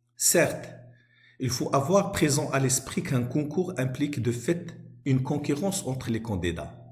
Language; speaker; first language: French; non-native, local second language; Arabic